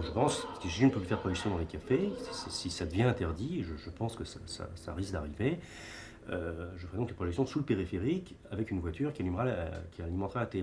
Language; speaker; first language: French; native; French